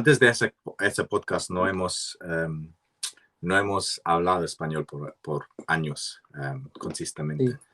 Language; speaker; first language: Spanish; non-native, learner; English